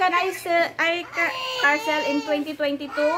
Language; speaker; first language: English; non-native, local second language; Filipino